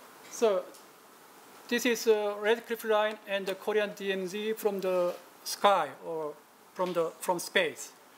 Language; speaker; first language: English; non-native, fluent; Korean